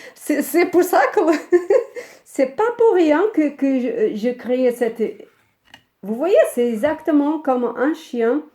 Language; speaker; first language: French; non-native, fluent; Portuguese